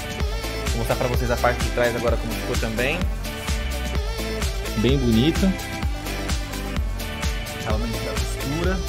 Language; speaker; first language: Portuguese; native; Portuguese